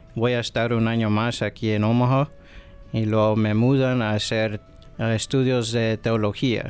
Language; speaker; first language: Spanish; early bilingual, heritage; Spanish